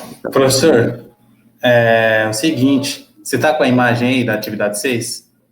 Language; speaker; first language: Portuguese; native; Portuguese